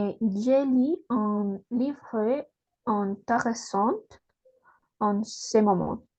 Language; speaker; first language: French; non-native, learner; Spanish